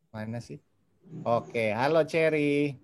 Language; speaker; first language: Indonesian; native; Indonesian